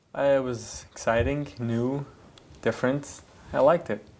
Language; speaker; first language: English; early bilingual, other home language; Yiddish